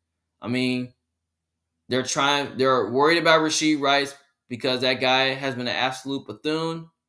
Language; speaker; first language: English; native; English